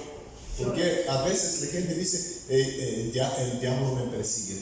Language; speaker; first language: Spanish; non-native, fluent; Bulgarian